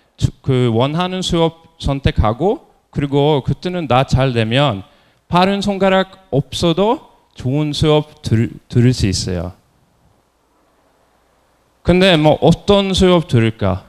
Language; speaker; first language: Korean; non-native, fluent; Norwegian